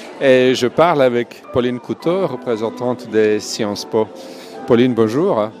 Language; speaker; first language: French; non-native, fluent; Serbian